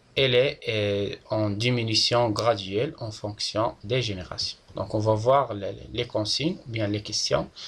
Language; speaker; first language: French; non-native, local second language; Arabic